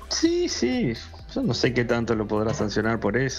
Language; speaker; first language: Spanish; native; Spanish